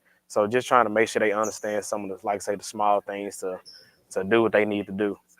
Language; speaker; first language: English; native; English